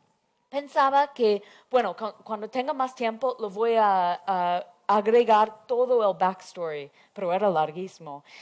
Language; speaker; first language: Spanish; non-native, fluent; English